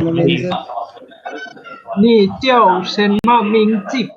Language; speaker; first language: Chinese; non-native, learner; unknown